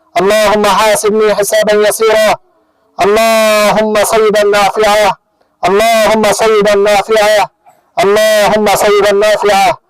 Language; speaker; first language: Arabic; non-native, fluent; Bangla